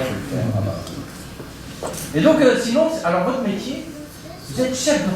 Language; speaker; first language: French; native; French